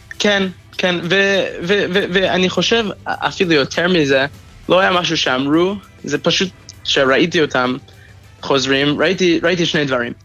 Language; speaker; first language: Hebrew; non-native, fluent; English